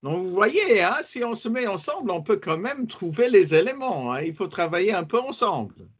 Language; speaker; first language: French; non-native, fluent; English